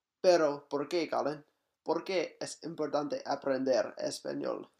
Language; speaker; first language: Spanish; non-native, learner; English